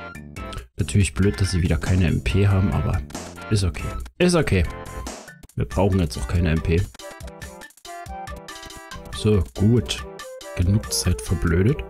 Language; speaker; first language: German; native; German